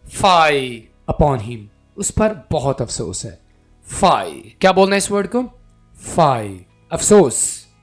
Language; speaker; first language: Urdu; native; Urdu